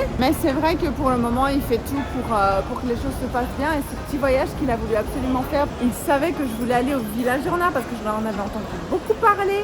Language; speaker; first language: French; native; French